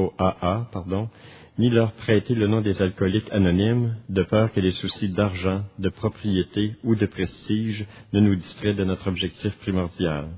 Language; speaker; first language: French; native; French